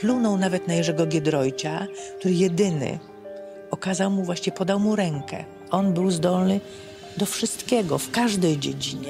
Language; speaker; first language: Polish; native; Polish